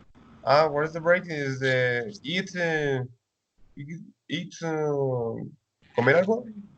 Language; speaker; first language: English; non-native, learner; Spanish